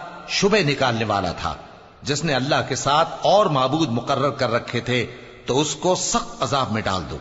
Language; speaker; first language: Urdu; native; Urdu